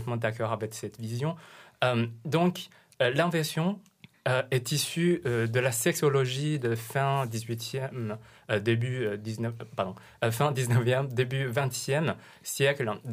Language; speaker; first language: French; non-native, fluent; Chinese